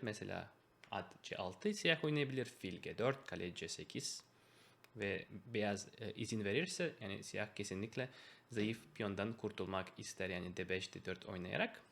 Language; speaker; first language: Turkish; non-native, fluent; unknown